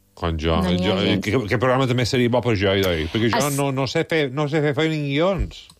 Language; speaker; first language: Catalan; native; Catalan